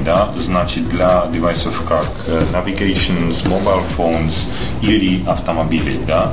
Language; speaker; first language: Russian; non-native, fluent; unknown